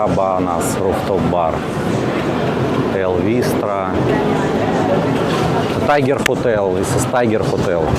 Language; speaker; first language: English; non-native, learner; Russian